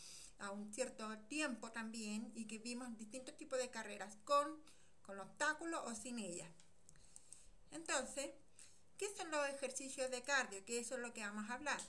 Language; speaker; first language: Spanish; native; Spanish